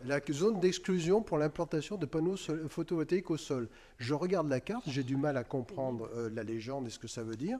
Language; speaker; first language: French; native; French